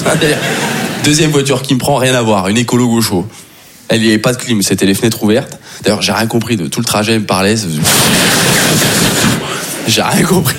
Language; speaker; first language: French; native; French